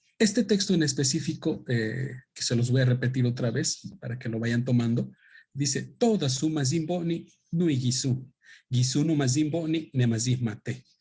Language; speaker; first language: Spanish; native; Spanish